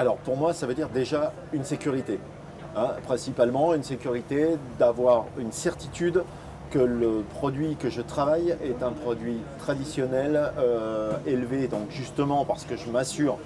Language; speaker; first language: French; native; French